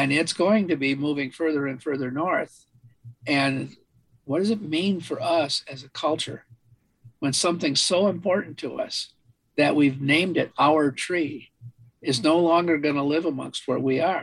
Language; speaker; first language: English; native; English